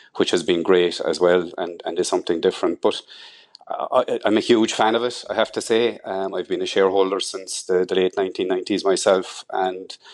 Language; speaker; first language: English; native; English